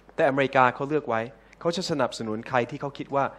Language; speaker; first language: Thai; early bilingual, heritage; Thai